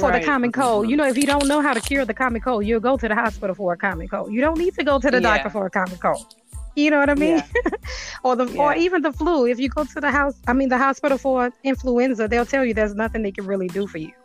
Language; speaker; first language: English; native; English